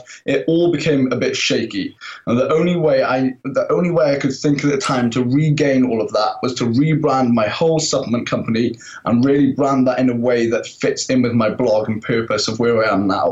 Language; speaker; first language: English; native; English